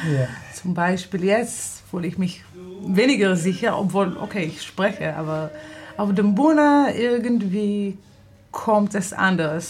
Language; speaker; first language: German; non-native, fluent; Hebrew